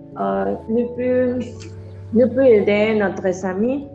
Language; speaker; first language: French; non-native, learner; Spanish